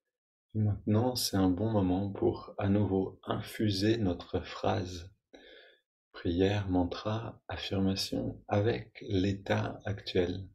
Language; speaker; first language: French; native; French